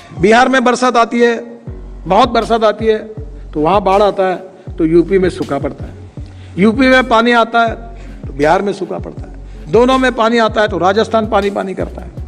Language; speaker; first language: Hindi; non-native, local second language; Marathi